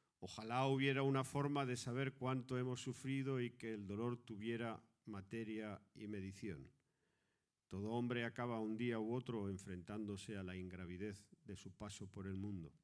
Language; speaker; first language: Spanish; native; Spanish